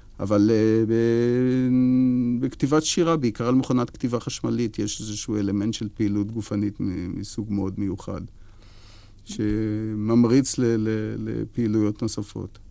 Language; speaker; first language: Hebrew; native; Hebrew